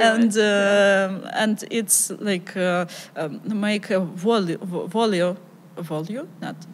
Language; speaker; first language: English; non-native, learner; Ukrainian